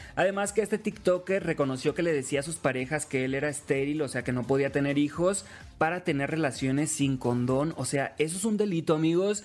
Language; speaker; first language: Spanish; native; Spanish